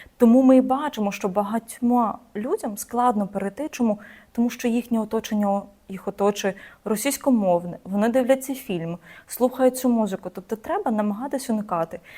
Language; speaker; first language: Ukrainian; non-native, local second language; Russian